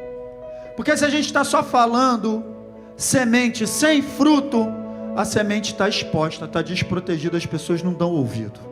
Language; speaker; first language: Portuguese; native; Portuguese